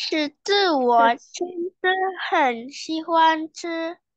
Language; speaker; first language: Chinese; non-native, learner; Indonesian